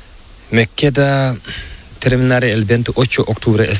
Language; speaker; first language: Spanish; non-native, learner; Fula